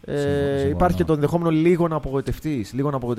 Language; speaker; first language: Greek; native; Greek